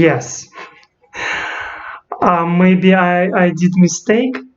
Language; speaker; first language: English; non-native, learner; Russian